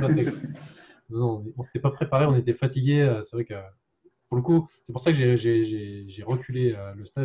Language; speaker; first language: French; native; French